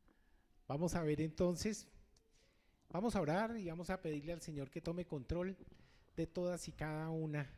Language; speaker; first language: Spanish; native; Spanish